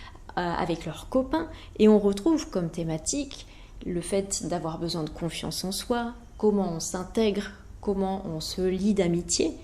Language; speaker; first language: French; native; French